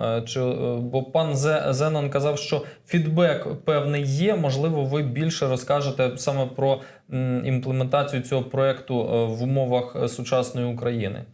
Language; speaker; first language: Ukrainian; native; Ukrainian